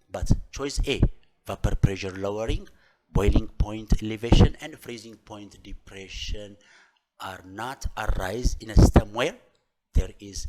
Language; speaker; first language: English; non-native, local second language; Amharic